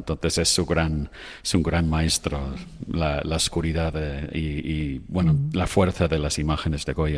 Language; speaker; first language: Spanish; non-native, fluent; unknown